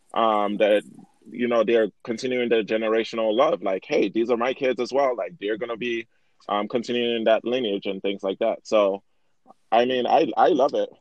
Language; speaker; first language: English; native; English